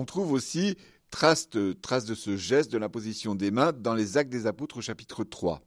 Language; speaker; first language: French; native; French